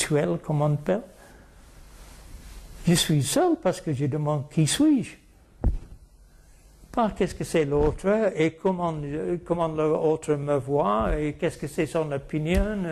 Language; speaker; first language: French; non-native, fluent; English